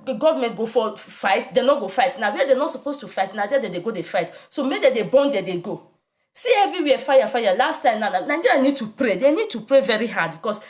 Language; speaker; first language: Nigerian Pidgin; non-native, local second language; Igbo